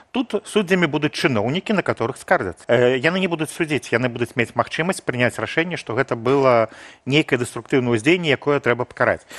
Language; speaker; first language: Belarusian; non-native, local second language; Russian